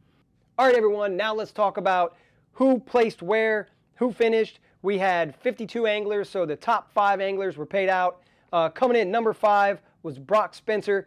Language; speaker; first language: English; native; English